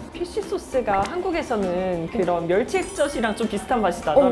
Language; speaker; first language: Korean; native; Korean